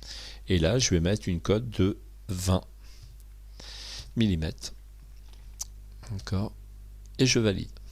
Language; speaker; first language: French; native; French